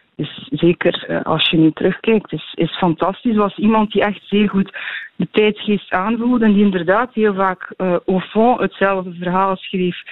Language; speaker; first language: Dutch; native; Dutch